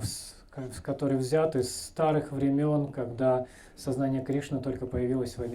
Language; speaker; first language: Russian; native; Russian